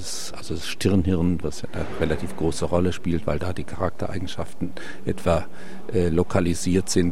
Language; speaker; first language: German; native; German